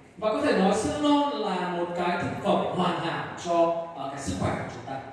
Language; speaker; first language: Vietnamese; native; Vietnamese